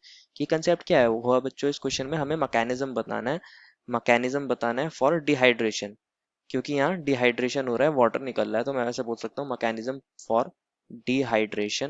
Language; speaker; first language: Hindi; native; Hindi